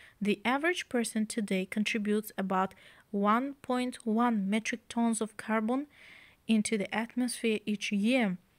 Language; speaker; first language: English; non-native, fluent; Azerbaijani